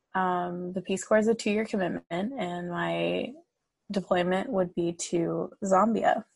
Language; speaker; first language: English; native; English